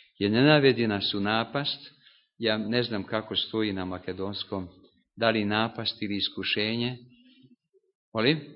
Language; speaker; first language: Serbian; non-native, local second language; Hungarian